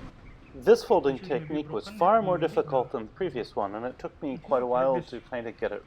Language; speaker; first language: English; native; English